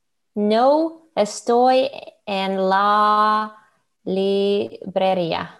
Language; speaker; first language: Spanish; non-native, learner; Russian